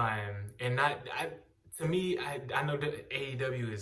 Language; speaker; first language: English; native; English